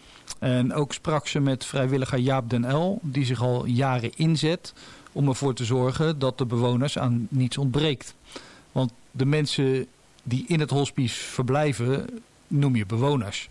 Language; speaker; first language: Dutch; native; Dutch